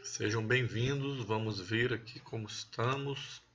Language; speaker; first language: Portuguese; native; Portuguese